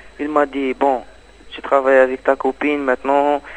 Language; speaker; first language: French; non-native, learner; Arabic